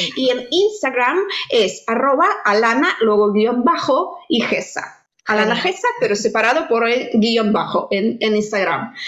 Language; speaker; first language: Spanish; non-native, fluent; Russian